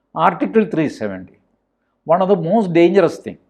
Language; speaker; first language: English; non-native, local second language; Malayalam